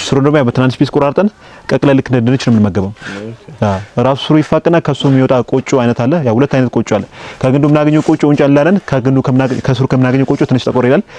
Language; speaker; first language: Amharic; non-native, local second language; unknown